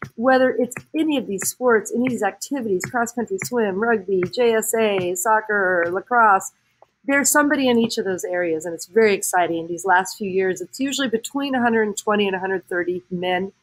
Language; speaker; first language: English; native; English